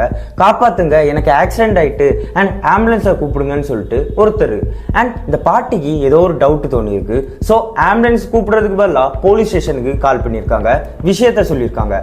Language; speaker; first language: Tamil; native; Tamil